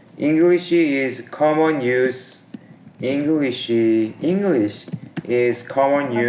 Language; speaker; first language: English; non-native, learner; Korean